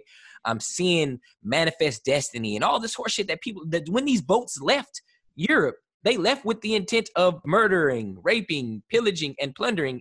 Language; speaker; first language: English; native; English